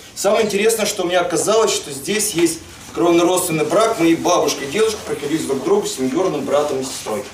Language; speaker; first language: Russian; native; Russian